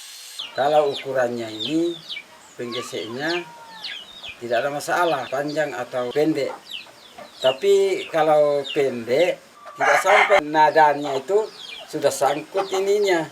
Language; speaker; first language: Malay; non-native, local second language; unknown